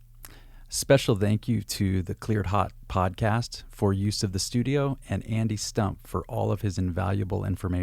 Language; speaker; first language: English; native; English